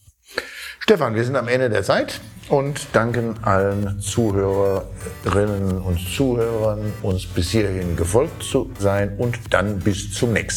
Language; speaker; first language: German; native; German